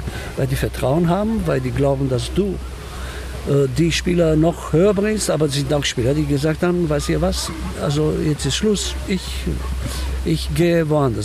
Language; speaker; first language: German; non-native, fluent; Romanian